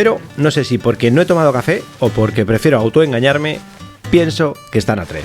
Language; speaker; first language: Spanish; native; Spanish